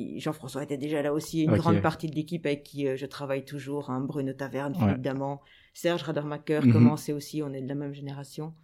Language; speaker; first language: French; native; French